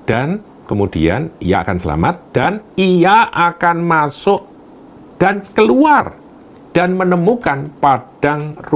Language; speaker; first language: Indonesian; native; Indonesian